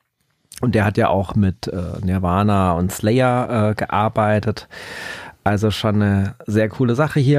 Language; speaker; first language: German; native; German